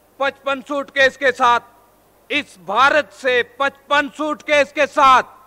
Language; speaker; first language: Hindi; native; Hindi